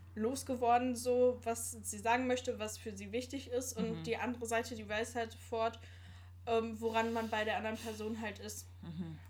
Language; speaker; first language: German; native; German